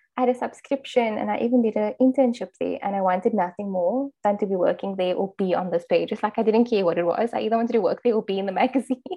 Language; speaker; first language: English; native; English